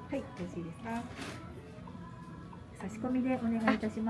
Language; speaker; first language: Japanese; native; Japanese